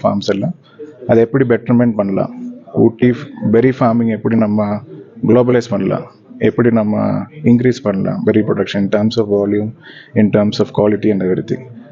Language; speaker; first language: Tamil; native; Tamil